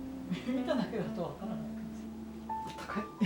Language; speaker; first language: Japanese; native; Japanese